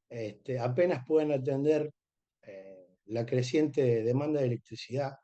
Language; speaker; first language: Spanish; native; Spanish